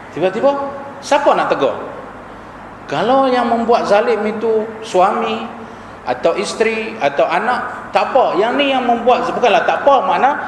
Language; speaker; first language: Malay; native; Malay